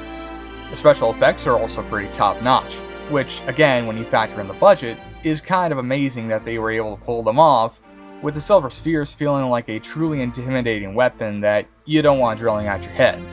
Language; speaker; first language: English; native; English